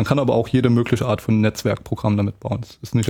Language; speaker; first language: German; native; German